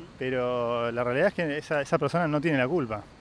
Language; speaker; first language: Spanish; native; Spanish